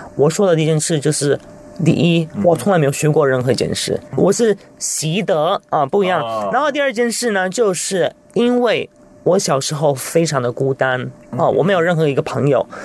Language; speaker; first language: Chinese; non-native, fluent; Italian